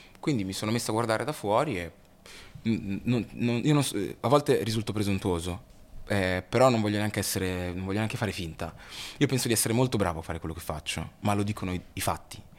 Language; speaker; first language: Italian; early bilingual, other home language; Lingala